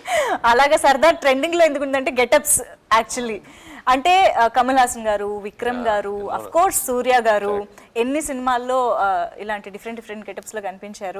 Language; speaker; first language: Telugu; native; Telugu